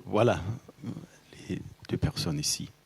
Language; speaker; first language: French; non-native, fluent; German